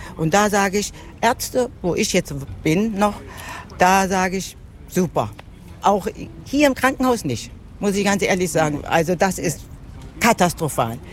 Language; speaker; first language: German; native; German